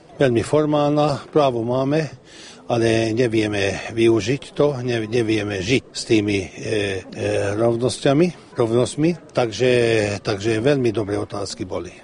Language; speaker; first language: Slovak; early bilingual, heritage; Slovak